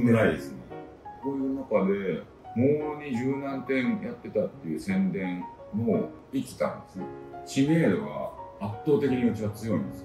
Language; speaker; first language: Japanese; native; Japanese